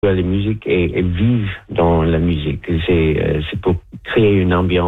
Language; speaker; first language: French; non-native, local second language; English